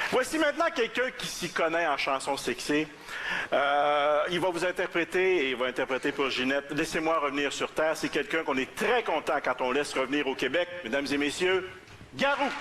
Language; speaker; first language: French; native; French